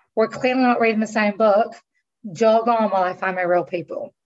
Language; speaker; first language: English; native; English